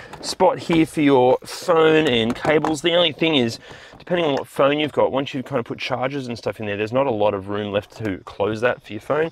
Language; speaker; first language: English; native; English